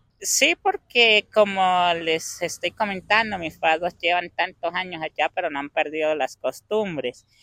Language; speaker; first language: Spanish; native; Spanish